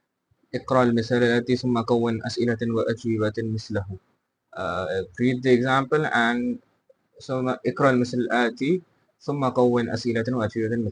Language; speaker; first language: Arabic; non-native, fluent; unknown